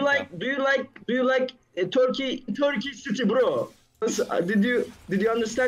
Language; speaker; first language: English; non-native, learner; Turkish